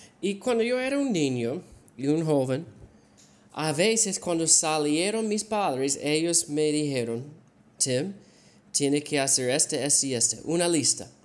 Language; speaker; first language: Spanish; non-native, learner; English